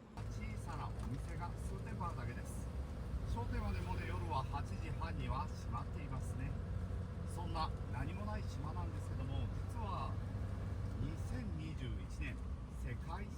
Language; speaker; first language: Japanese; native; Japanese